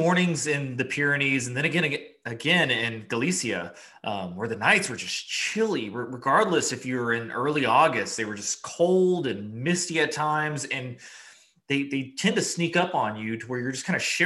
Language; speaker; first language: English; native; English